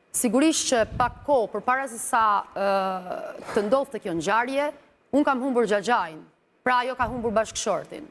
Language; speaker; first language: Albanian; native; Albanian